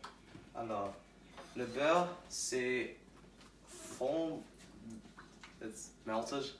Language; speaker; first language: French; non-native, learner; English